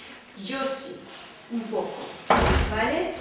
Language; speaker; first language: Spanish; non-native, fluent; French